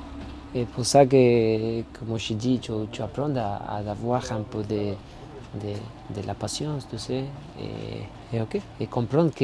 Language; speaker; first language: French; non-native, fluent; Spanish